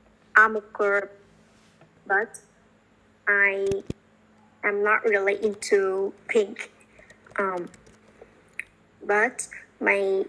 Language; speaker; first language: English; non-native, learner; Vietnamese